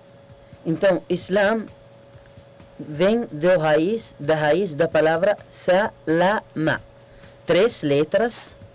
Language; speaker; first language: Portuguese; non-native, learner; Arabic